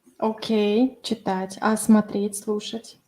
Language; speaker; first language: Russian; native; Russian